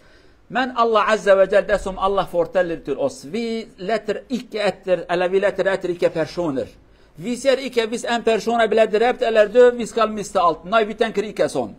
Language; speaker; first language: Norwegian; non-native, fluent; Kurdish